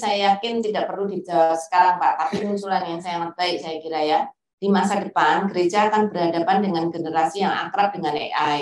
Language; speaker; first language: Indonesian; native; Indonesian